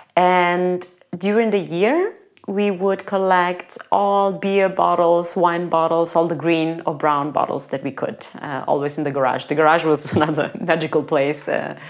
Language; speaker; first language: English; non-native, fluent; Italian